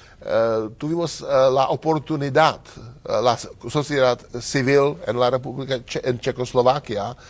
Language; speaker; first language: Spanish; non-native, learner; Czech